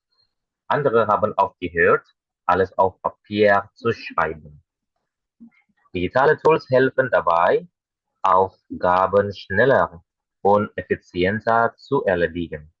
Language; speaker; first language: German; non-native, fluent; Indonesian